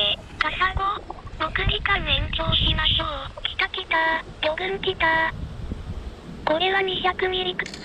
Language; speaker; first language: Japanese; native; Japanese